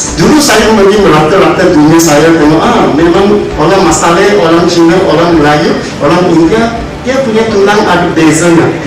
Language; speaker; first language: Malay; non-native, local second language; Chinese